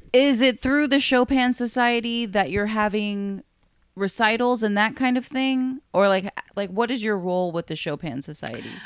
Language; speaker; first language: English; native; English